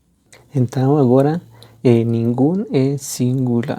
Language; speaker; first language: Portuguese; non-native, fluent; Spanish